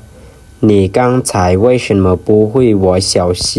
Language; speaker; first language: Chinese; non-native, fluent; Lao